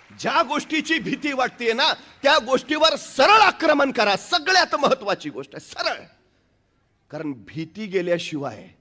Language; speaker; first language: Marathi; native; Marathi